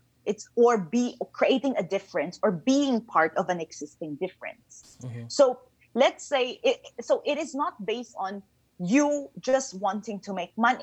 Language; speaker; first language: English; non-native, local second language; Filipino